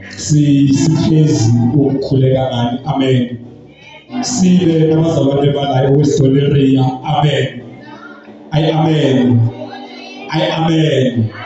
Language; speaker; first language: Zulu; non-native, local second language; Xhosa